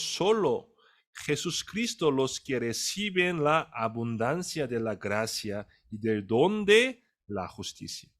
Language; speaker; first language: Spanish; non-native, fluent; Korean